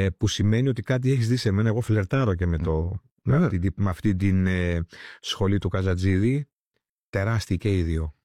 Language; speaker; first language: Greek; early bilingual, heritage; Greek